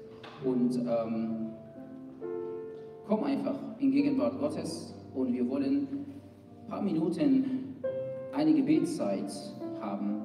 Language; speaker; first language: German; non-native, fluent; Persian